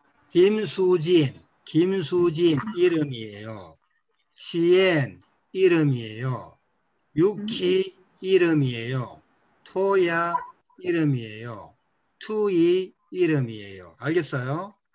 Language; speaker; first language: Korean; native; Korean